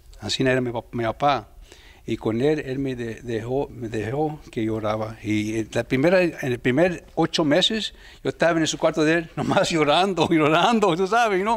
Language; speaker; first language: Spanish; early bilingual, heritage; Spanish